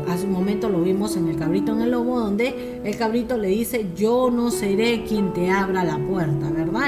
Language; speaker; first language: Spanish; native; Spanish